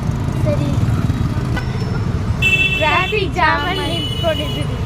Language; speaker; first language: Kannada; native; Kannada